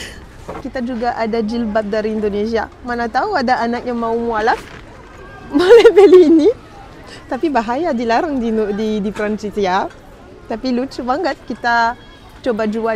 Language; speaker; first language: Indonesian; non-native, learner; Arabic